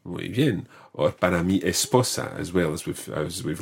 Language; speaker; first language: Spanish; non-native, fluent; English